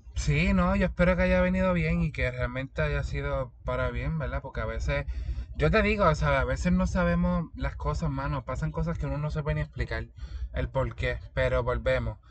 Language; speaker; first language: Spanish; native; Spanish